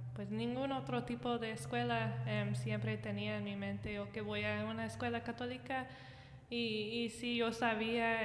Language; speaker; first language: Spanish; early bilingual, heritage; Spanish